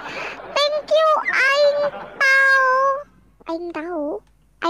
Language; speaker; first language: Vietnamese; non-native, learner; Indonesian